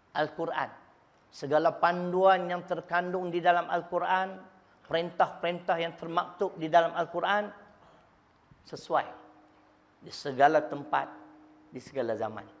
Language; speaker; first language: Malay; native; Malay